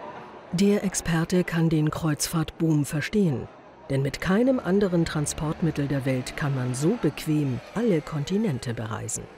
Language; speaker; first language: German; native; German